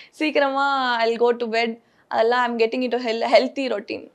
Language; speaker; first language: English; non-native, local second language; Tamil